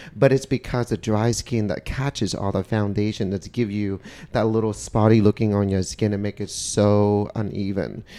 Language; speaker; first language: English; non-native, fluent; Vietnamese